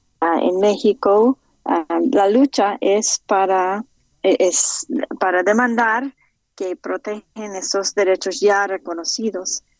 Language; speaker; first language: Spanish; non-native, fluent; English